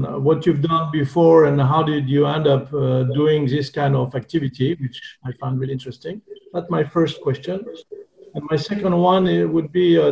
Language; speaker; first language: English; non-native, fluent; French